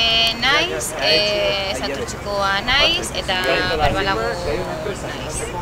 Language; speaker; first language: Basque; non-native, local second language; Spanish